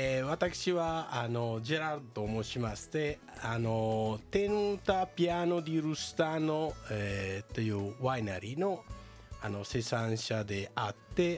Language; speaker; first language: Japanese; non-native, fluent; Italian